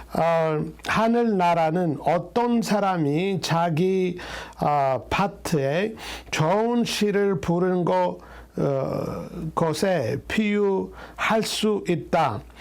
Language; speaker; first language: Korean; non-native, fluent; Amharic